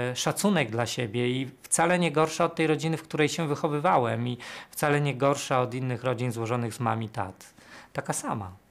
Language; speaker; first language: Polish; native; Polish